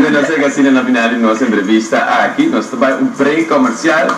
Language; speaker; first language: Spanish; non-native, fluent; Papiamento